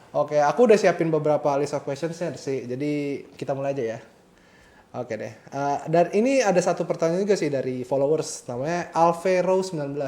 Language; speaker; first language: Indonesian; native; Indonesian